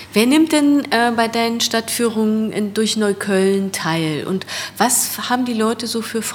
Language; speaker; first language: German; non-native, fluent; Arabic